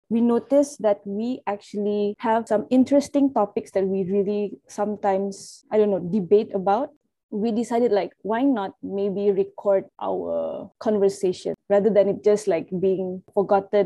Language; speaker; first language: English; non-native, local second language; Malay